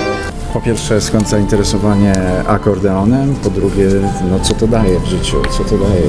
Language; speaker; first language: Polish; native; Polish